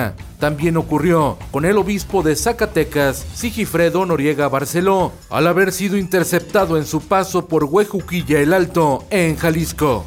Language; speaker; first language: Spanish; native; Spanish